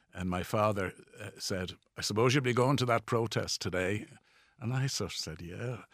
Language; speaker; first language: English; native; English